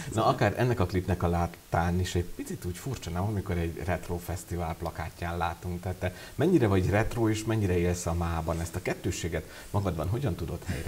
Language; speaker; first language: Hungarian; native; Hungarian